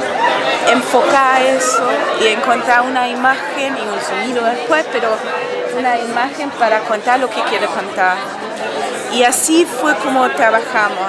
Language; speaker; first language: Spanish; non-native, fluent; German